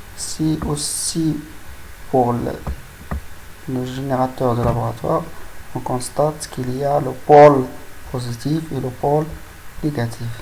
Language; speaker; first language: French; non-native, local second language; Arabic